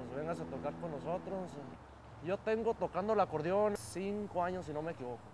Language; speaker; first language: Spanish; early bilingual, heritage; Spanish